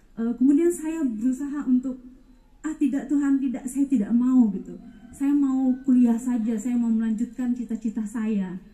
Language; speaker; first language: Indonesian; non-native, local second language; Batak Toba